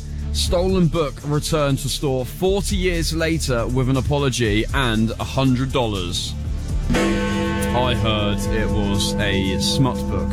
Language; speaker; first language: English; native; English